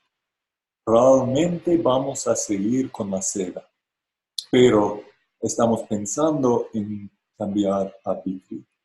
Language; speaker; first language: Spanish; non-native, fluent; English